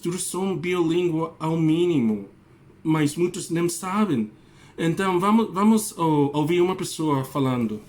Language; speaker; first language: Portuguese; non-native, learner; English